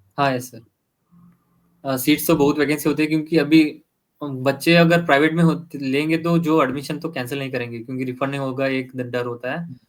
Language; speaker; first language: Hindi; non-native, local second language; Kannada